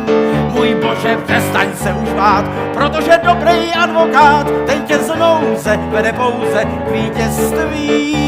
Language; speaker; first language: Czech; native; Czech